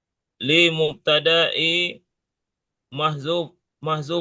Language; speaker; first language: Arabic; non-native, learner; Indonesian